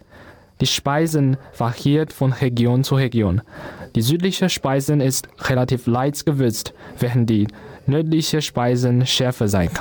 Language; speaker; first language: German; non-native, learner; Chinese